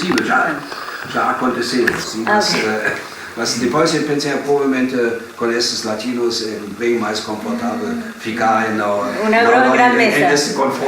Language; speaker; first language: Portuguese; non-native, fluent; German